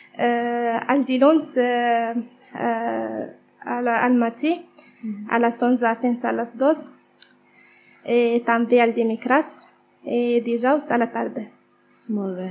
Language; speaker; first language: Catalan; non-native, learner; Arabic